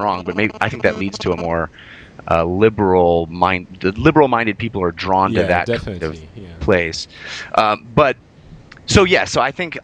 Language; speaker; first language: English; native; English